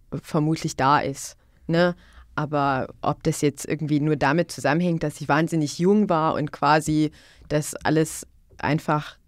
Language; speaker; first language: German; non-native, fluent; Bosnian